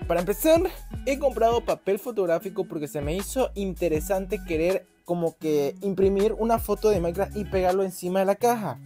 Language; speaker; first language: Spanish; native; Spanish